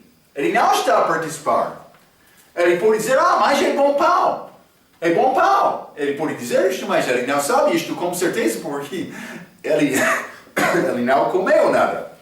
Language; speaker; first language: Portuguese; non-native, learner; English